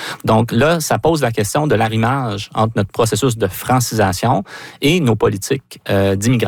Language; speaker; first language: French; native; French